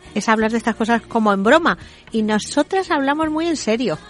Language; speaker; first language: Spanish; native; Spanish